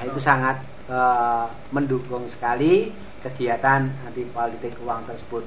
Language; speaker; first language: Indonesian; native; Indonesian